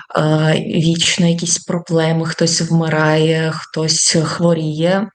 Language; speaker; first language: Ukrainian; native; Ukrainian